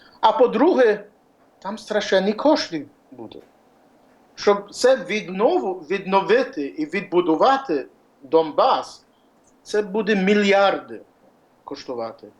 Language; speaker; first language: Ukrainian; early bilingual, heritage; Ukrainian